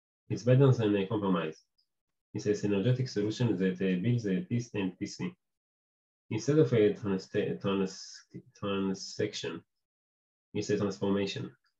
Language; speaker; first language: English; non-native, fluent; Hebrew